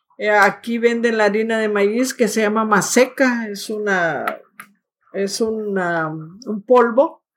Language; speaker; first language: Spanish; native; Spanish